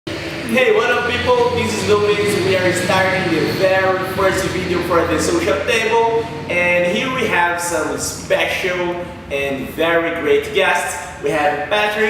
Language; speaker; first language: English; non-native, fluent; Portuguese